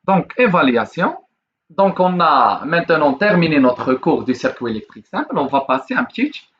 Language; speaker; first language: French; non-native, local second language; Arabic